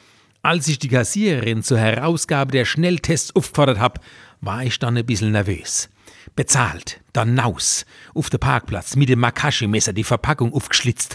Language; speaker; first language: German; native; German